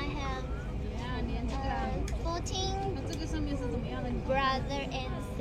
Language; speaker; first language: English; non-native, learner; Chinese